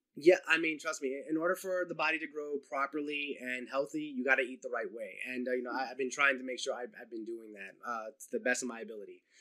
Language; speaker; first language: English; native; English